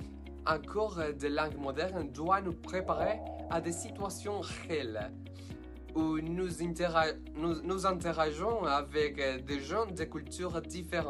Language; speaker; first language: French; non-native, learner; Spanish